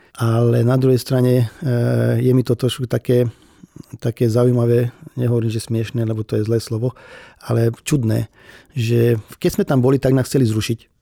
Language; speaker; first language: Slovak; non-native, local second language; Hungarian